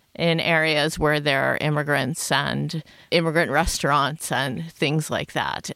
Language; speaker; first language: English; native; English